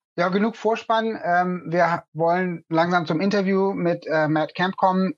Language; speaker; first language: German; native; German